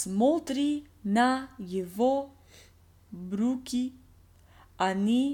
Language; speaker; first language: Russian; non-native, learner; English